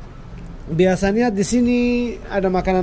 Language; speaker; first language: Indonesian; non-native, learner; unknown